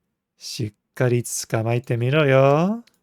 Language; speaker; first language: Japanese; non-native, fluent; English